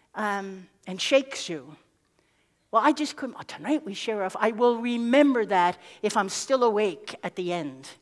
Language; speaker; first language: English; native; English